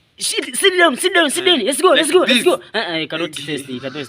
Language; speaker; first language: English; non-native, learner; Swahili